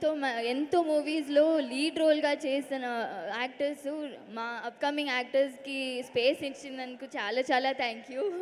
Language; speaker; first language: Telugu; non-native, learner; Tamil